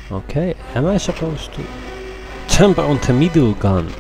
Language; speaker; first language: English; non-native, fluent; Finnish